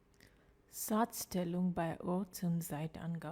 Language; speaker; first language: German; non-native, fluent; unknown